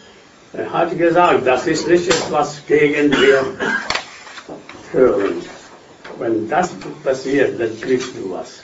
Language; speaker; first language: German; non-native, fluent; Hindi